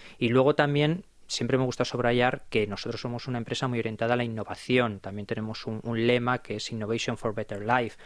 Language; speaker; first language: Spanish; native; Spanish